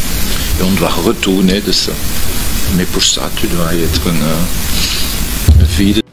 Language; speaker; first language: French; non-native, local second language; Dutch